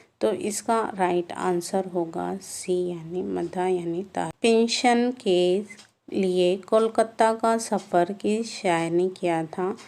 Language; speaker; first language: Urdu; native; Urdu